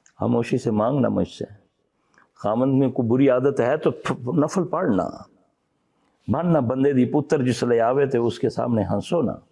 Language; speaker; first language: Urdu; non-native, local second language; Punjabi